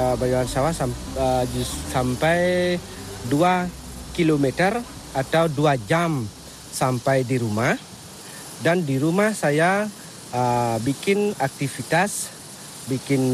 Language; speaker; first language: Indonesian; non-native, local second language; Balinese